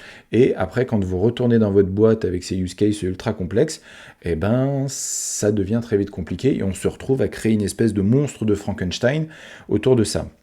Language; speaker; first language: French; native; French